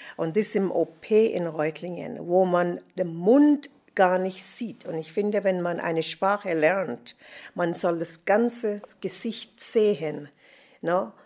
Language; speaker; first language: German; non-native, fluent; English